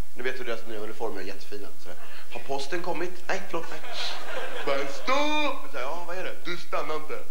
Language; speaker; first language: Swedish; early bilingual, other home language; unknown